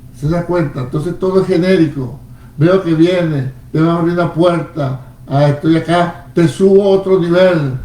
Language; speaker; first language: Spanish; native; Spanish